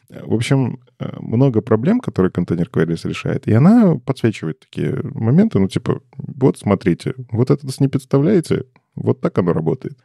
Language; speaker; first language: Russian; native; Russian